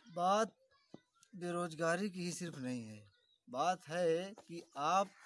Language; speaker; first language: Hindi; native; Hindi